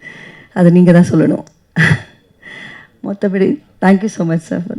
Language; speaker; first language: Tamil; non-native, local second language; Kannada